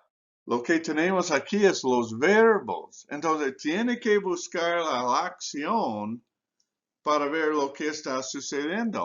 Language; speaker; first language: Spanish; non-native, fluent; English